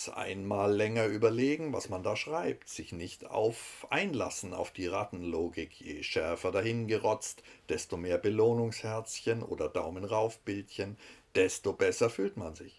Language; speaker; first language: German; native; German